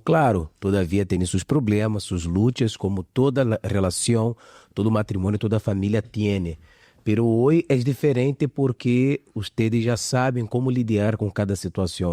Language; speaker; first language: Spanish; non-native, fluent; Portuguese